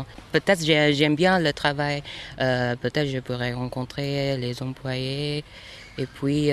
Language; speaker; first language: French; non-native, learner; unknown